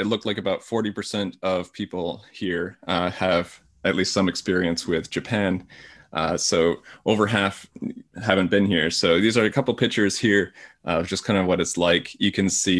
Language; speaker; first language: English; native; English